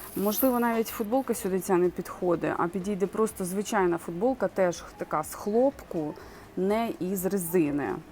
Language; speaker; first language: Ukrainian; non-native, local second language; Russian